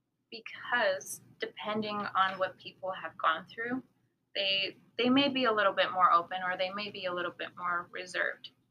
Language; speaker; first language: English; early bilingual, other home language; Spanish